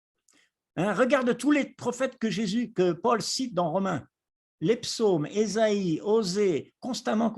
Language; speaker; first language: French; native; French